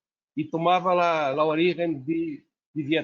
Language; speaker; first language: Spanish; non-native, learner; Portuguese